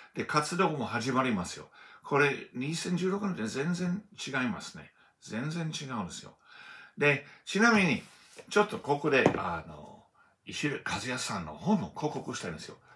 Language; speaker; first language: Japanese; non-native, learner; English